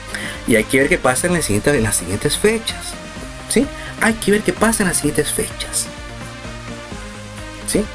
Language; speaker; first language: Spanish; native; Spanish